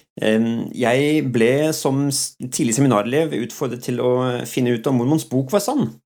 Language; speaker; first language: Norwegian; early bilingual, other home language; Dutch